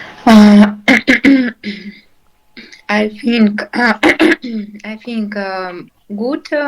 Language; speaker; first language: English; non-native, learner; Russian